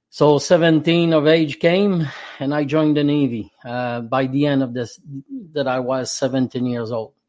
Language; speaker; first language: English; non-native, fluent; French